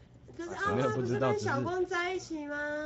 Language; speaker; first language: Chinese; native; Chinese